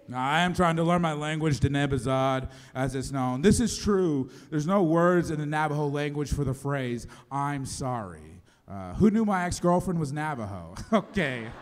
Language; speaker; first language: English; native; English